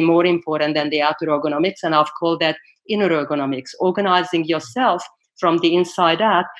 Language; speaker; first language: English; non-native, fluent; Hungarian